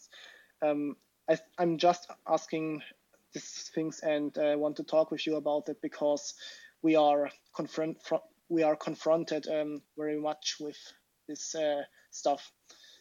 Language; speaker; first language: English; non-native, fluent; German